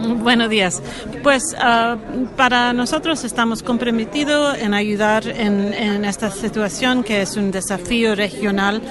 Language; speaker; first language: Spanish; non-native, learner; English